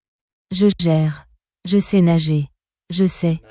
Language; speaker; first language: French; non-native, learner; Portuguese